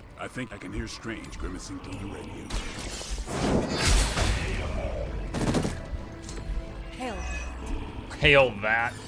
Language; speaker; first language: English; native; English